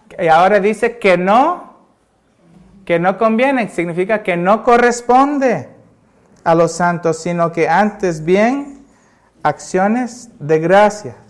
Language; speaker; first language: Spanish; early bilingual, heritage; Spanish